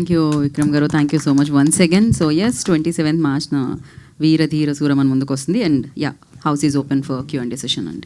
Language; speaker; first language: Telugu; native; Telugu